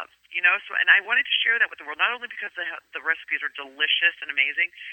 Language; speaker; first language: English; native; English